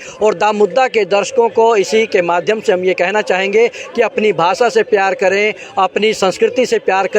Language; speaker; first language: Hindi; native; Hindi